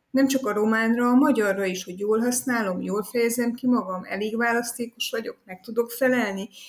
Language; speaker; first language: Hungarian; native; Hungarian